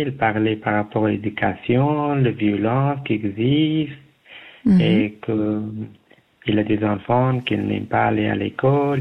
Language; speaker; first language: French; non-native, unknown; Persian